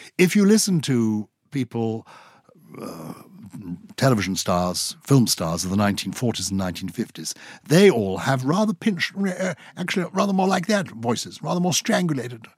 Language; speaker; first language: English; native; English